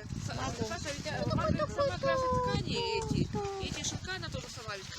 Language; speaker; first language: Russian; native; Russian